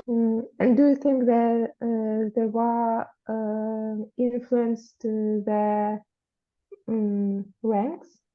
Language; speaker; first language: English; non-native, fluent; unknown